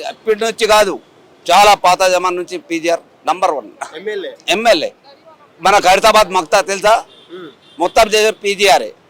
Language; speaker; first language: Telugu; non-native, local second language; Urdu